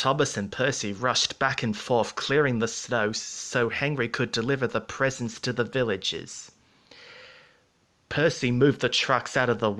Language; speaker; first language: English; native; English